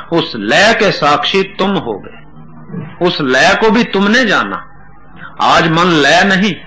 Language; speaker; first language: Hindi; non-native, local second language; Punjabi